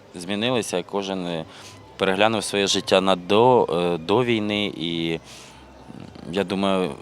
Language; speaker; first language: Ukrainian; native; Ukrainian